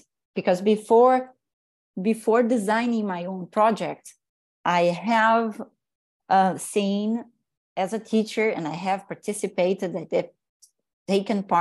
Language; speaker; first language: English; non-native, fluent; Portuguese